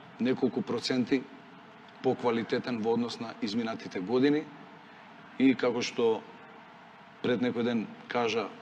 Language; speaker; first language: Macedonian; non-native, local second language; Albanian